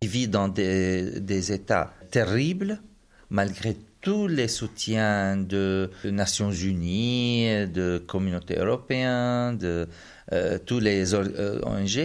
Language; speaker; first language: French; non-native, fluent; Arabic